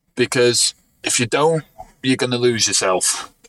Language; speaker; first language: English; native; English